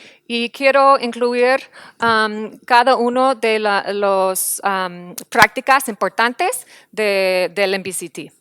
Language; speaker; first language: Spanish; non-native, fluent; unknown